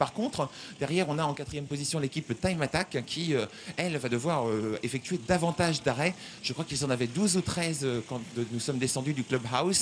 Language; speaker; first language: French; native; French